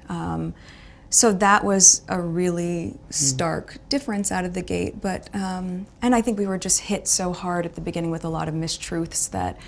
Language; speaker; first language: English; native; English